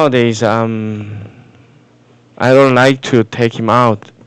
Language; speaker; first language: English; non-native, fluent; Korean